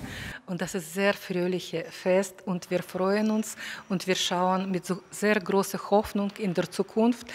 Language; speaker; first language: German; non-native, fluent; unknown